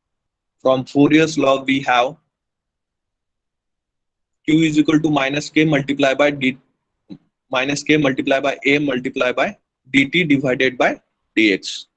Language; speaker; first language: English; non-native, local second language; Hindi